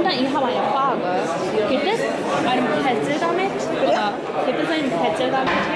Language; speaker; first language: German; non-native, learner; Korean